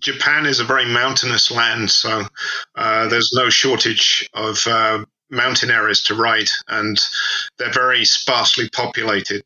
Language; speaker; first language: English; native; English